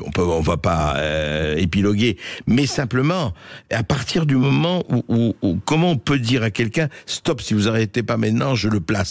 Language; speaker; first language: French; native; French